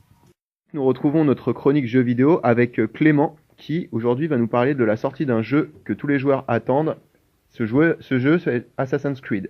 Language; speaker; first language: French; native; French